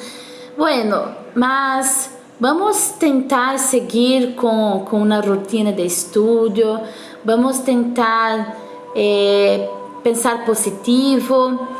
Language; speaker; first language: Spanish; non-native, fluent; Portuguese